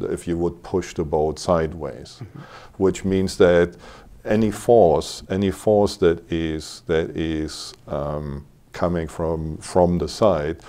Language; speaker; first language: English; non-native, fluent; German